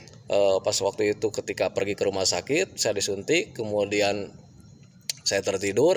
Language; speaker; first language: Indonesian; native; Indonesian